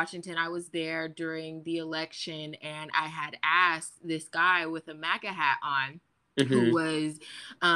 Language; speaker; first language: English; native; English